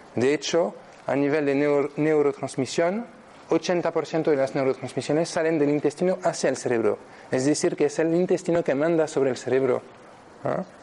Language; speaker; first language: Spanish; non-native, fluent; French